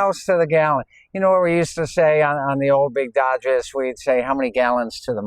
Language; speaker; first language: English; native; English